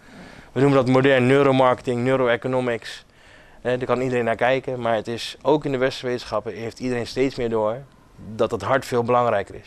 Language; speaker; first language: Dutch; native; Dutch